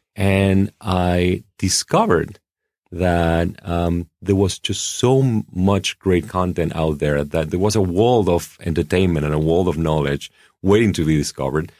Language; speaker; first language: English; non-native, fluent; Spanish